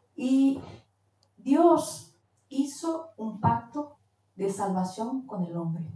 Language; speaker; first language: Spanish; non-native, fluent; Portuguese